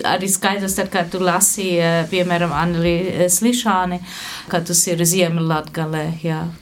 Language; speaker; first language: Latvian; non-native, fluent; German